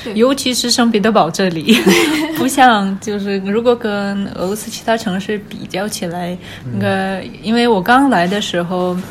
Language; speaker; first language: Chinese; non-native, fluent; Russian